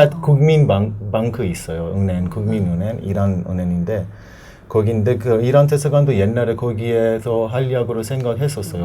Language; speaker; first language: Korean; non-native, learner; Persian